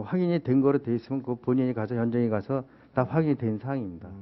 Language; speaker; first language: Korean; native; Korean